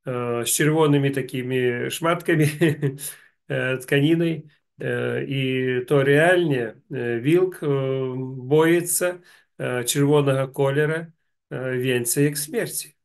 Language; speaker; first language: Polish; non-native, learner; Russian